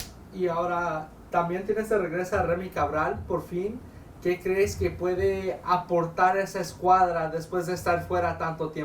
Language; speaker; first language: Spanish; native; Spanish